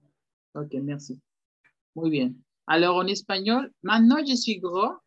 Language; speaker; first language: French; non-native, fluent; Spanish